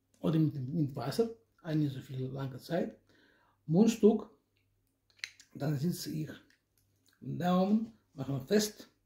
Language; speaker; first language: German; non-native, learner; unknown